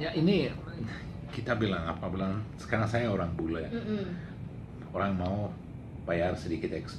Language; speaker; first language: Indonesian; non-native, learner; Swedish